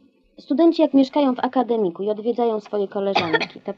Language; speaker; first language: Polish; native; Polish